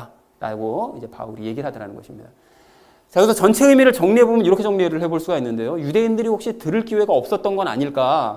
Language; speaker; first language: Korean; native; Korean